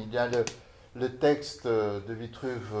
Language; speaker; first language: French; non-native, fluent; Portuguese